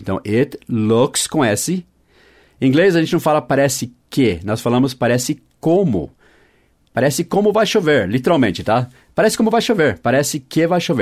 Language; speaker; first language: Portuguese; non-native, fluent; English